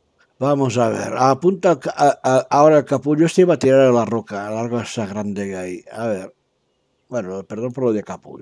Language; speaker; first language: Spanish; native; Spanish